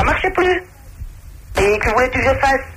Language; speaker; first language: French; native; French